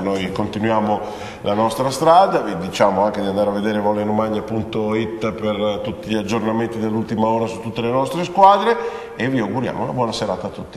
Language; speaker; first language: Italian; native; Italian